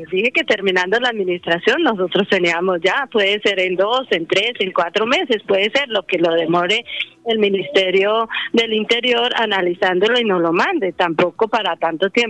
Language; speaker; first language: Spanish; native; Spanish